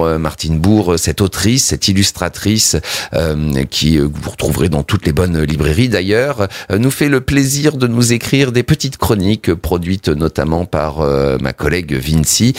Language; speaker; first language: French; native; French